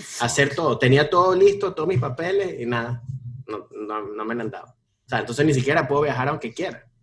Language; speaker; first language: Spanish; native; Spanish